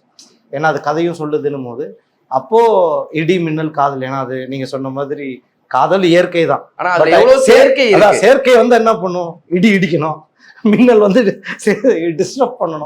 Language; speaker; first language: Tamil; native; Tamil